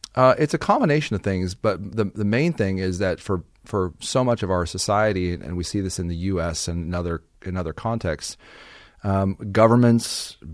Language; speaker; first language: English; native; English